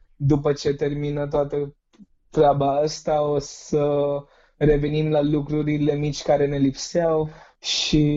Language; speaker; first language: Romanian; non-native, fluent; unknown